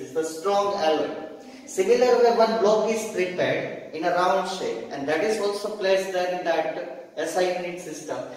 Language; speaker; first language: English; non-native, local second language; Hindi